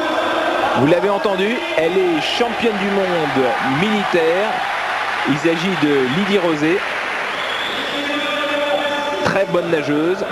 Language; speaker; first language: French; native; French